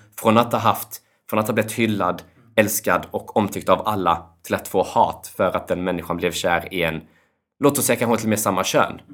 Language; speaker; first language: Swedish; early bilingual, other home language; Albanian